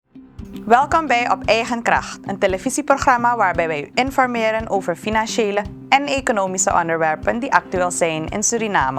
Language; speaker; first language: Dutch; native; Dutch